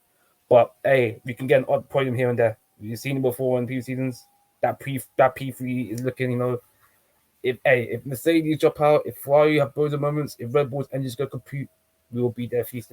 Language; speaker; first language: English; native; English